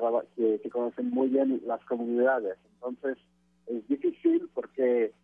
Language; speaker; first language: Spanish; non-native, fluent; French